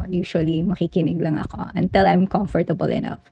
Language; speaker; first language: English; non-native, local second language; Waray